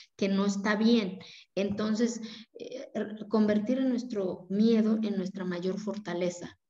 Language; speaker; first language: Spanish; non-native, local second language; Zapotec